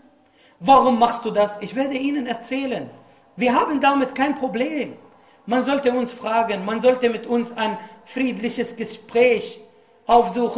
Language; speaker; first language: German; non-native, fluent; Arabic